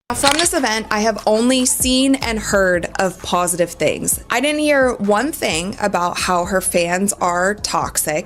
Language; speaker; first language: English; native; English